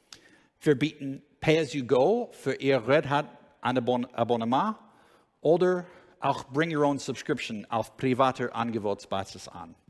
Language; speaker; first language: German; non-native, learner; English